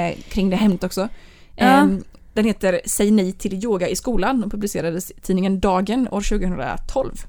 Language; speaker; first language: Swedish; native; Swedish